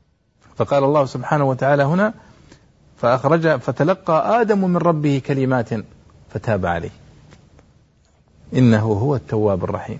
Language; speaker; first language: Arabic; native; Arabic